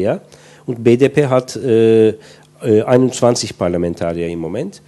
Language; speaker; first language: German; non-native, fluent; Turkish